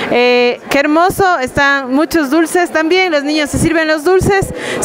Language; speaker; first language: Spanish; native; Spanish